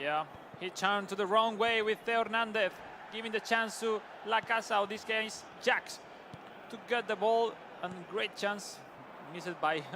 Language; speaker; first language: English; non-native, fluent; Spanish